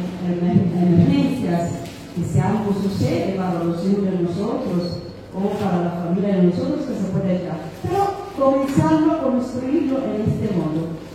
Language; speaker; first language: Spanish; non-native, fluent; Amharic